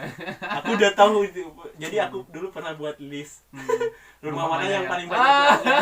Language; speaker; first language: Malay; non-native, local second language; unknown